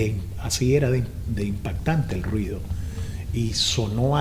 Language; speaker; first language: Spanish; native; Spanish